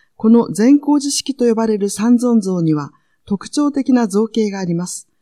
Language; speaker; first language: Japanese; non-native, fluent; Vietnamese